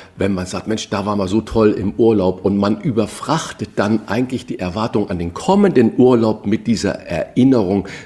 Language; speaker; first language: German; early bilingual, other home language; Portuguese